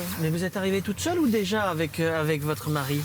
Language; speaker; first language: French; native; French